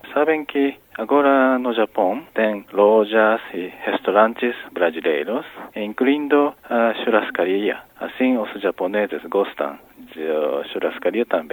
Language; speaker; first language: Portuguese; non-native, fluent; Japanese